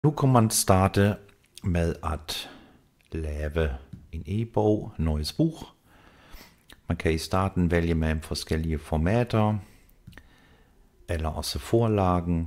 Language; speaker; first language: Danish; non-native, fluent; German